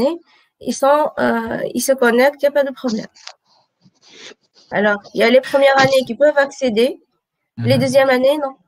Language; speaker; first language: French; non-native, local second language; Arabic